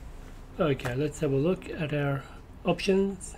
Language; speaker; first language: English; native; English